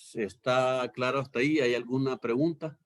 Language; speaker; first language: Spanish; native; Spanish